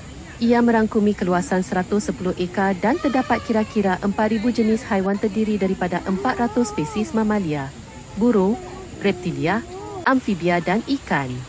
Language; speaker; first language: Malay; native; Malay